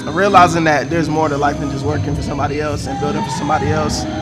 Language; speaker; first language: English; native; English